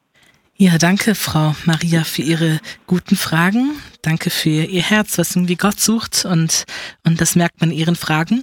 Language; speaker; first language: German; native; German